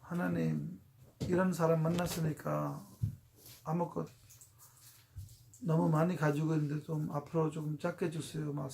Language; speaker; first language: Korean; non-native, fluent; Urdu